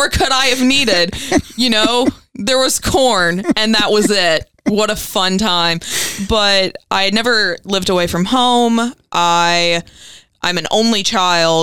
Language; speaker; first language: English; native; English